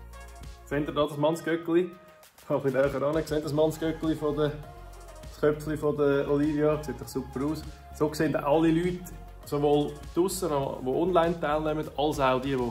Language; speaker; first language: German; native; German